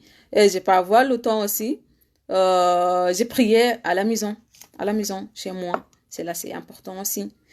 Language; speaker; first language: French; non-native, learner; Arabic